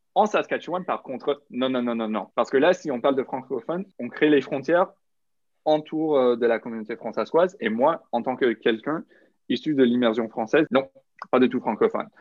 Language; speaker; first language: French; non-native, local second language; English